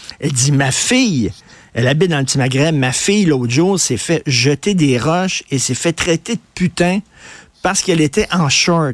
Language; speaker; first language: French; native; French